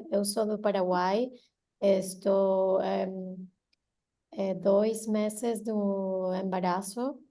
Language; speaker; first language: Portuguese; non-native, learner; Spanish